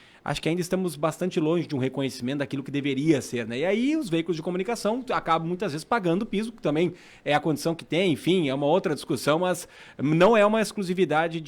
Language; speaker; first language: Portuguese; native; Portuguese